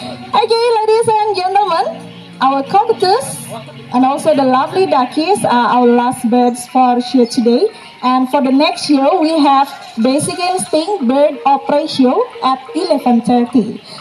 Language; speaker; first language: English; non-native, fluent; Indonesian